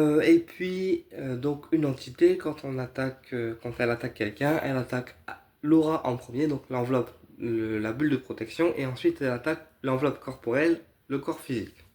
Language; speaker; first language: French; native; French